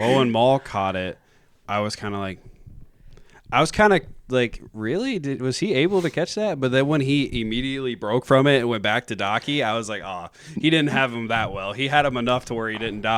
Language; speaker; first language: English; native; English